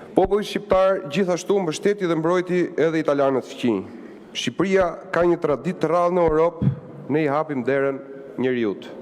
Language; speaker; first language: Albanian; native; Albanian